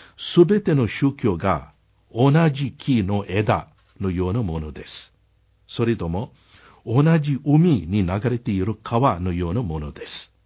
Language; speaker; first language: Japanese; non-native, fluent; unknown